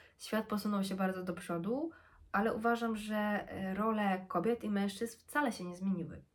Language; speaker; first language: Polish; early bilingual, heritage; Polish